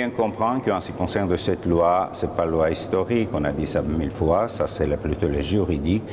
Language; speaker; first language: French; non-native, fluent; Armenian